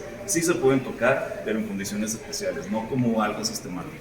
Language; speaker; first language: Spanish; native; Spanish